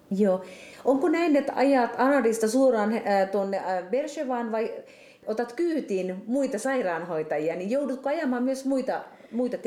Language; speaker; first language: Finnish; native; Finnish